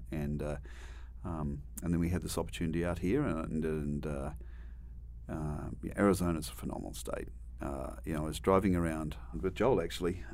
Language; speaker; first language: English; native; English